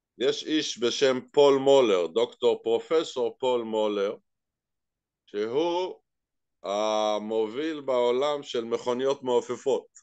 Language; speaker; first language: Hebrew; native; Hebrew